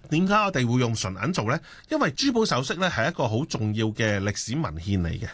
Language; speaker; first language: Cantonese; native; Cantonese